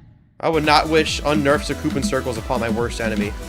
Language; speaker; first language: English; native; English